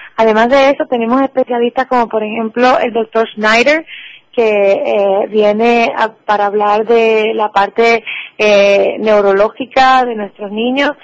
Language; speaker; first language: Spanish; native; Spanish